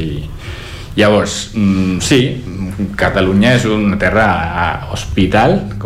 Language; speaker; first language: Catalan; non-native, fluent; Italian